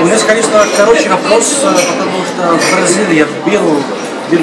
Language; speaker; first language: Russian; non-native, learner; Dutch